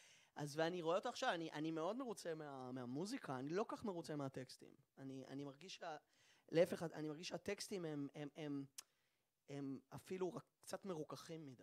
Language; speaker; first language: Hebrew; native; Hebrew